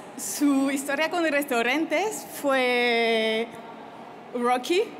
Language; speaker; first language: Spanish; non-native, fluent; French